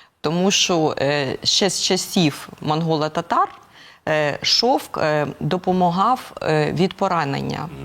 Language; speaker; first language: Ukrainian; non-native, local second language; Russian